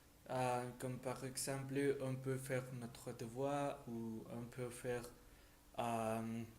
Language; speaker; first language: French; non-native, learner; Spanish